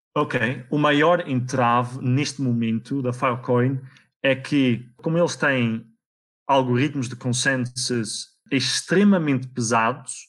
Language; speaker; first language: Portuguese; native; Portuguese